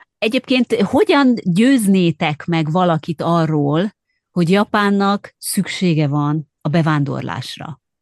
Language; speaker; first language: Hungarian; native; Hungarian